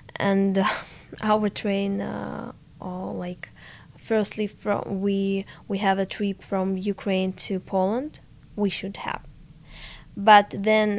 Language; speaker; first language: English; non-native, fluent; Ukrainian